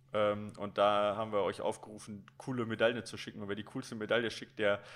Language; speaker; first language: German; native; German